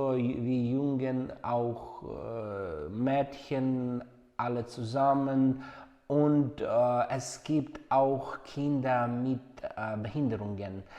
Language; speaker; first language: German; non-native, fluent; Ukrainian